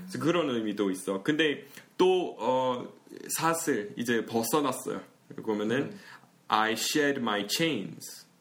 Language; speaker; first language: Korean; early bilingual, heritage; Korean